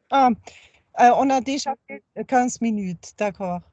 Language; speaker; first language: French; non-native, fluent; German